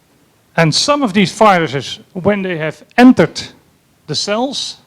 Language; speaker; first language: English; non-native, fluent; Dutch